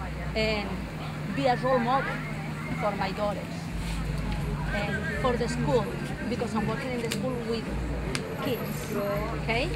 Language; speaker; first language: English; non-native, learner; Spanish